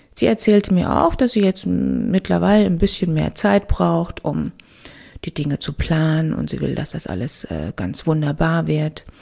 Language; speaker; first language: German; native; German